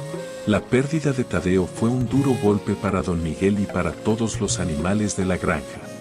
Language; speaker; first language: Spanish; native; Spanish